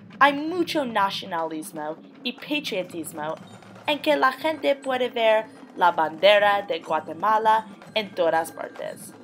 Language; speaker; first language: Spanish; non-native, learner; English